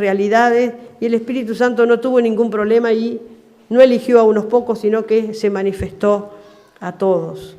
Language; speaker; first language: Spanish; native; Spanish